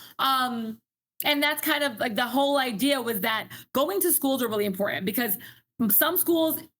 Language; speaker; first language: English; native; English